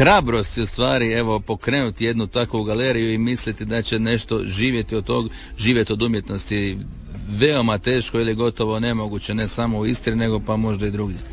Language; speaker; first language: Serbian; native; Serbian